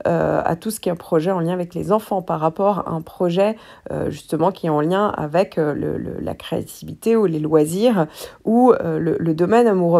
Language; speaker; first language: French; native; French